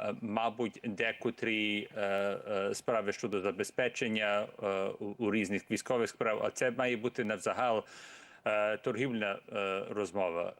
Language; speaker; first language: Ukrainian; early bilingual, heritage; Ukrainian